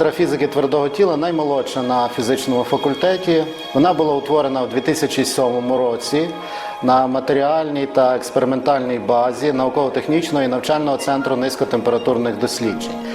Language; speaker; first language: Ukrainian; native; Ukrainian